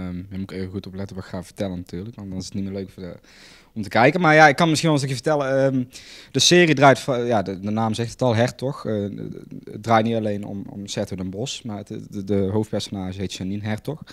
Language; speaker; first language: Dutch; native; Dutch